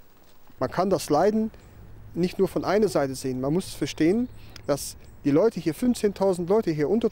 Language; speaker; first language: German; non-native, fluent; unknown